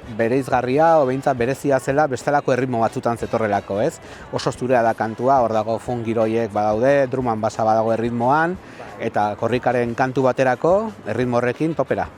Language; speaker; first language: Basque; native; Basque